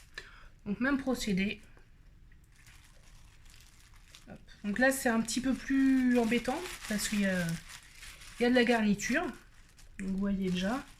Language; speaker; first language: French; native; French